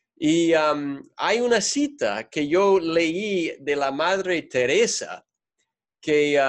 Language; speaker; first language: Spanish; non-native, fluent; English